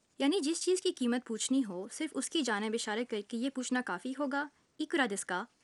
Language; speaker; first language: Urdu; native; Urdu